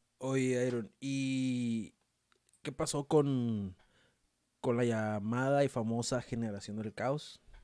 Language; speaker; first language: Spanish; native; Spanish